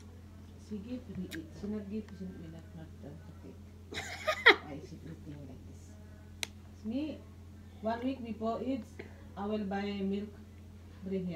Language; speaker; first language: English; non-native, learner; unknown